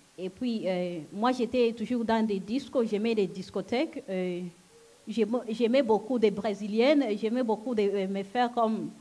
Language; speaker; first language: French; non-native, local second language; Lingala